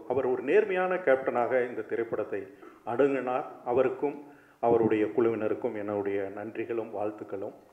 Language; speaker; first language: Tamil; native; Tamil